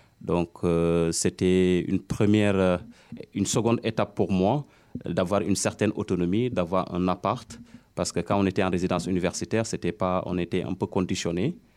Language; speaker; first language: French; non-native, local second language; Wolof